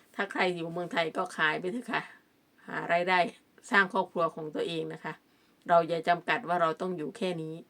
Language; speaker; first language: Thai; native; Thai